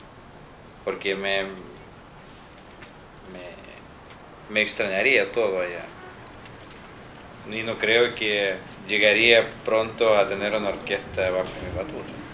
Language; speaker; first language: Spanish; non-native, fluent; Russian